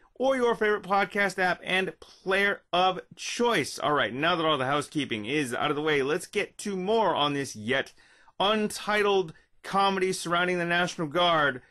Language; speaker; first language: English; native; English